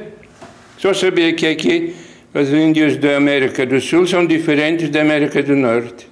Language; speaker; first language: Portuguese; non-native, fluent; Lithuanian